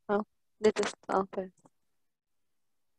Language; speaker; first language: German; non-native, learner; Arabic